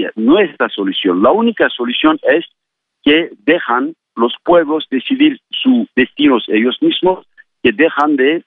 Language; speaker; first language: Spanish; non-native, fluent; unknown